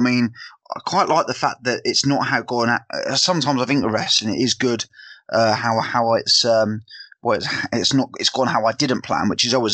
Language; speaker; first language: English; native; English